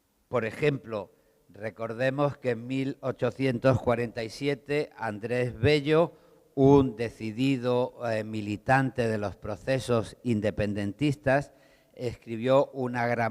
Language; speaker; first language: Spanish; native; Spanish